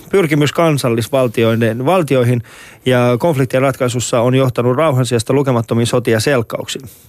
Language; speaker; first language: Finnish; early bilingual, other home language; Persian